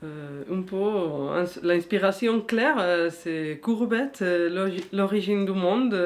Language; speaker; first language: French; non-native, fluent; Spanish